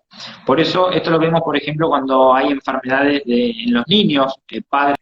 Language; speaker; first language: Spanish; native; Spanish